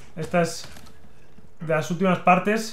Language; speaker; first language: Spanish; native; Spanish